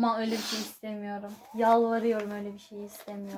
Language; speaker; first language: Turkish; native; Turkish